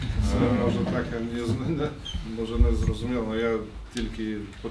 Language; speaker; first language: Ukrainian; non-native, fluent; Polish